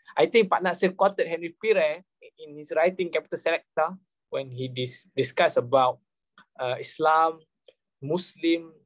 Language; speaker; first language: English; non-native, local second language; Malay